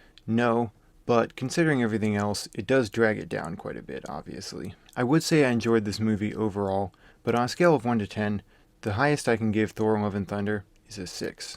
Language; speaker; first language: English; native; English